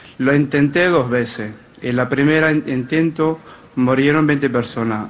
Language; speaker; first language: Spanish; non-native, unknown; Arabic